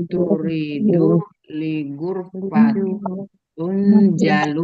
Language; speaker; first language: Arabic; non-native, learner; Indonesian